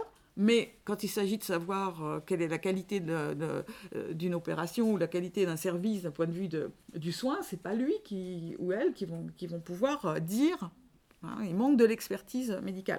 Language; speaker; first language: French; native; French